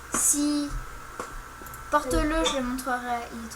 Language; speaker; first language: French; native; French